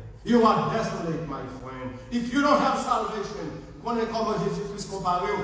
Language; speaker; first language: English; non-native, fluent; Haitian Creole